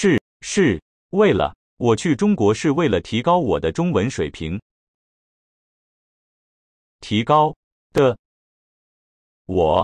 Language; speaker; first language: Chinese; non-native, learner; Japanese